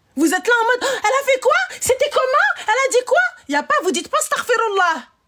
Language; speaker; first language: French; early bilingual, other home language; Arabic